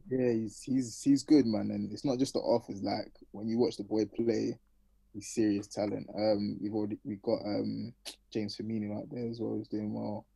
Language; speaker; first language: English; native; English